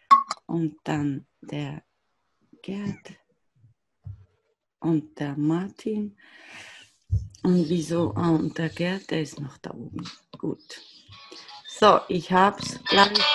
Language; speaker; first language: German; native; German